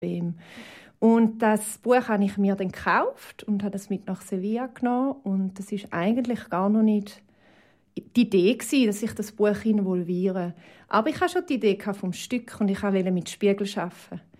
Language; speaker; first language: German; native; German